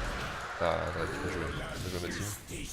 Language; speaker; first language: French; native; French